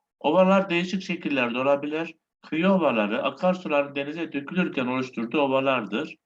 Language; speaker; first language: Turkish; native; Turkish